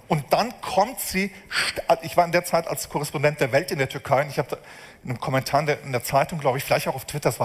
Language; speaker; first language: German; native; German